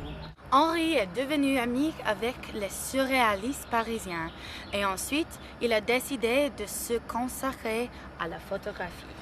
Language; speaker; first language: French; non-native, learner; English